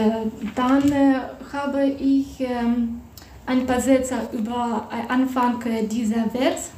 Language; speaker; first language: German; non-native, fluent; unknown